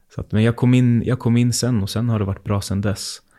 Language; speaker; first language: Swedish; native; Swedish